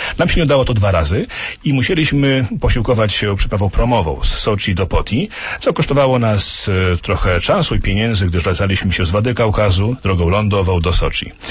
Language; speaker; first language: Polish; native; Polish